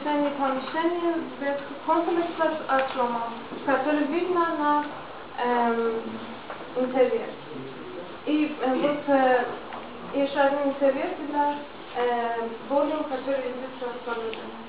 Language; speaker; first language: Russian; non-native, learner; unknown